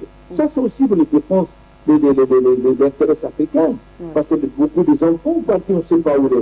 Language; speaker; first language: French; non-native, learner; Arabic